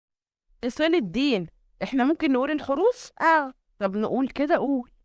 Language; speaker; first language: Arabic; native; Arabic